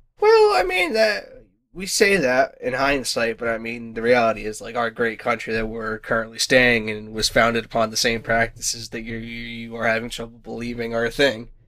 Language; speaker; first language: English; native; English